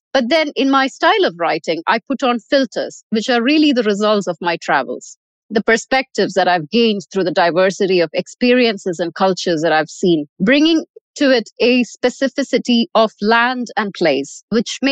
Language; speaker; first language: English; non-native, local second language; Malayalam